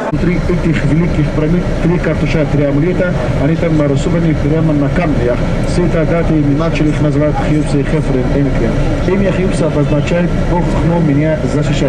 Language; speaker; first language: Russian; non-native, fluent; Arabic